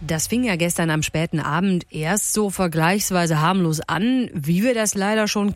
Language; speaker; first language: German; native; German